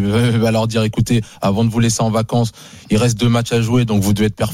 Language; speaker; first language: French; native; French